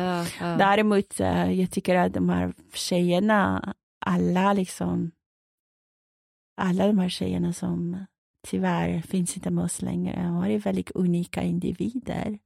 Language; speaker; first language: Swedish; non-native, fluent; Persian